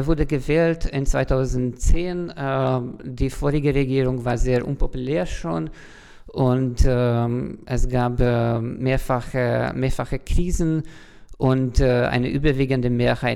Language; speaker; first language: German; non-native, fluent; Hungarian